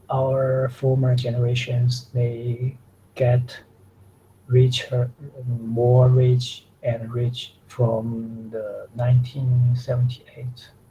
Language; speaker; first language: English; non-native, learner; Chinese